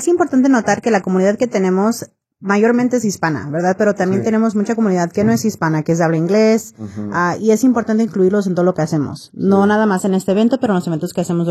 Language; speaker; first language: Spanish; early bilingual, heritage; Spanish